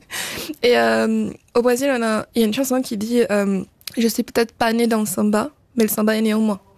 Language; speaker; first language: French; early bilingual, other home language; Portuguese